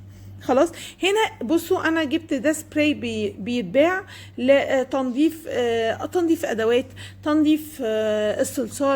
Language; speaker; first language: Arabic; native; Arabic